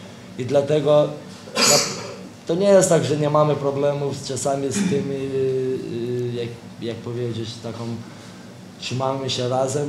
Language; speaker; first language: Polish; non-native, fluent; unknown